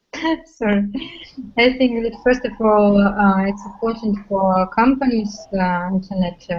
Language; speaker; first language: English; non-native, learner; Russian